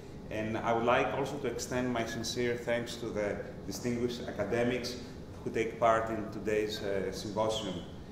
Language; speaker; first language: English; non-native, fluent; Greek